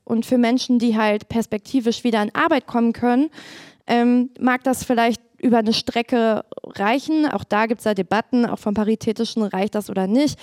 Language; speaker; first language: German; native; German